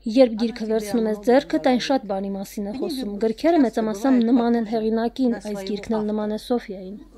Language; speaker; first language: Armenian; native; Armenian